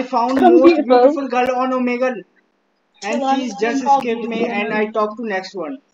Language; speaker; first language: English; non-native, local second language; Hindi